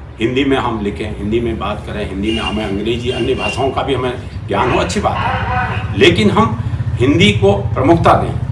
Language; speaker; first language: Hindi; native; Hindi